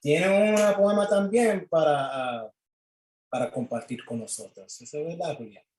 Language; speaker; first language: Spanish; early bilingual, other home language; English